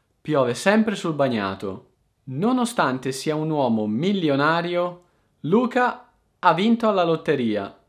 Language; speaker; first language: Italian; native; Italian